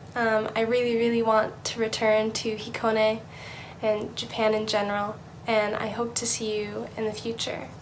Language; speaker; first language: English; native; English